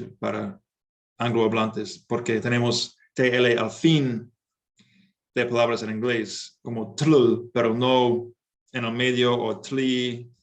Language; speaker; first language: Spanish; non-native, learner; English